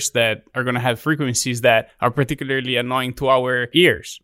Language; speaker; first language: English; non-native, fluent; Italian